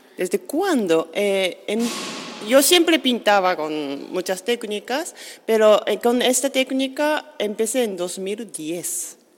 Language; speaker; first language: Spanish; non-native, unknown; Japanese